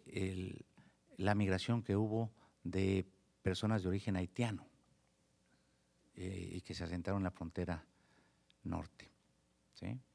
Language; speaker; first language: Spanish; native; Spanish